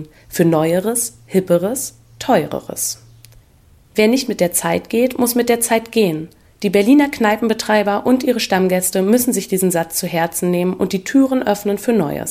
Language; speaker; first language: German; native; German